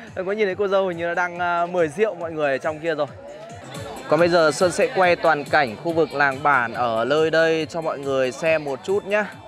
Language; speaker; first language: Vietnamese; native; Vietnamese